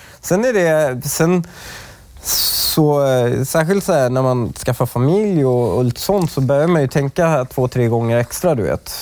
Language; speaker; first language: Swedish; early bilingual, other home language; Persian